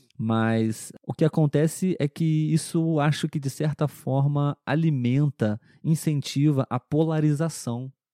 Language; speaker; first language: Portuguese; native; Portuguese